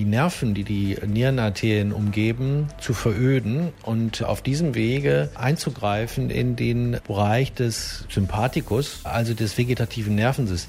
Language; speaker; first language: German; native; German